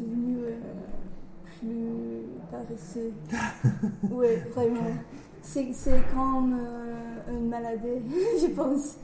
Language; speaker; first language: French; non-native, learner; English